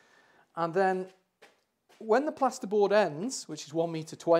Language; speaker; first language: English; native; English